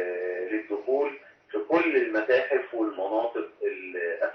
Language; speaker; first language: Arabic; native; Arabic